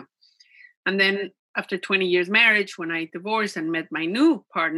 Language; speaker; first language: English; non-native, fluent; Spanish